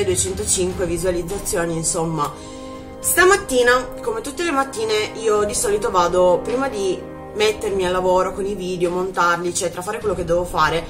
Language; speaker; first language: Italian; native; Italian